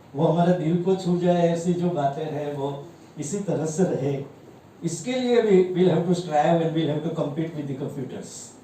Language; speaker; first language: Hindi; non-native, local second language; Gujarati